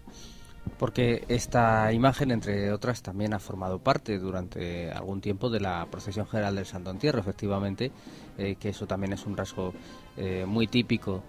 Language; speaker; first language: Spanish; native; Spanish